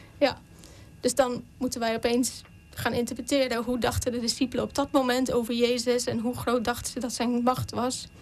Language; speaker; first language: Dutch; native; Dutch